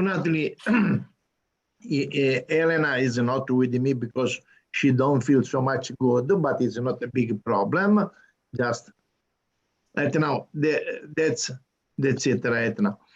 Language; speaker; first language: English; non-native, learner; Italian